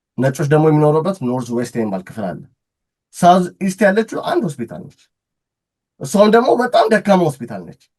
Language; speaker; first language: Amharic; native; Amharic